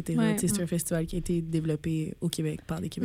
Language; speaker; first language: French; native; French